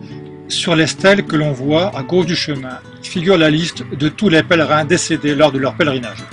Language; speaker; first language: French; native; French